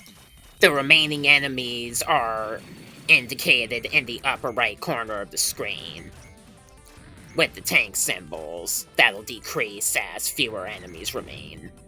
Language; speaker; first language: English; native; English